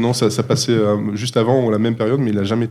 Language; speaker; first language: French; native; French